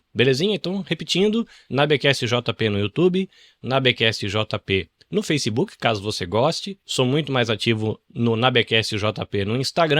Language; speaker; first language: Portuguese; native; Portuguese